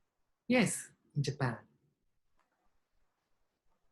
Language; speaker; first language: English; non-native, learner; Japanese